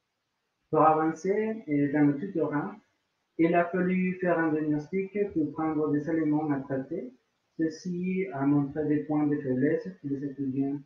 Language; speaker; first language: French; non-native, learner; Spanish